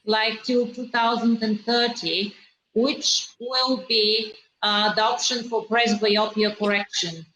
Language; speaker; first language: English; non-native, fluent; Bulgarian